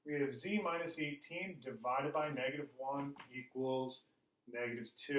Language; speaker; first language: English; native; English